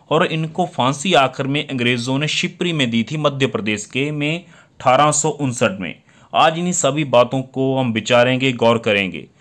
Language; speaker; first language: Hindi; non-native, local second language; Punjabi